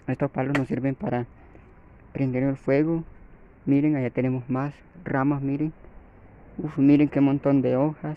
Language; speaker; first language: Spanish; native; Spanish